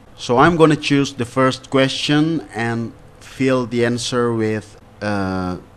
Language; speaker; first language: English; non-native, fluent; Indonesian